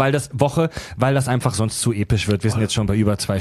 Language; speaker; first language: German; native; German